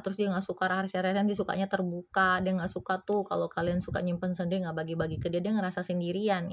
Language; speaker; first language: Indonesian; native; Indonesian